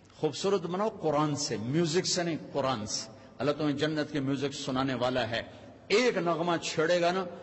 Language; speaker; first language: Urdu; non-native, local second language; Punjabi